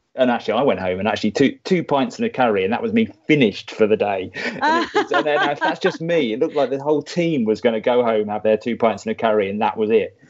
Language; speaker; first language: English; native; English